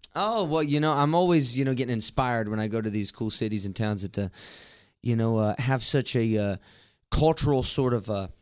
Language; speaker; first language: English; native; English